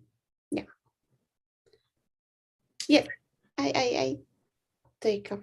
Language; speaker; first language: English; non-native, learner; Spanish